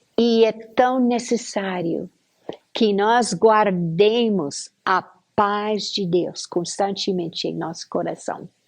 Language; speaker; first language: Portuguese; non-native, fluent; English